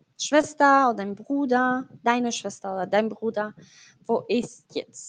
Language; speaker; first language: German; non-native, fluent; Spanish